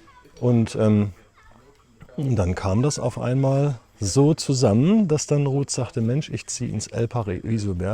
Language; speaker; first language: German; native; German